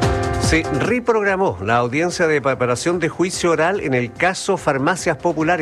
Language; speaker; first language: Spanish; native; Spanish